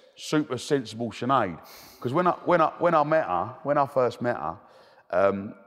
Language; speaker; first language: English; native; English